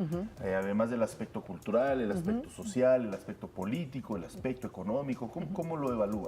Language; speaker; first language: Spanish; native; Spanish